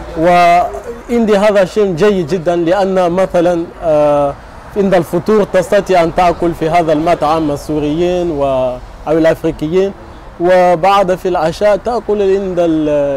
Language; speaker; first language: Arabic; non-native, learner; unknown